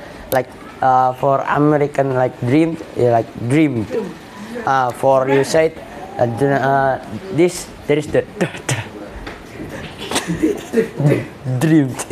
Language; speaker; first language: English; non-native, learner; Indonesian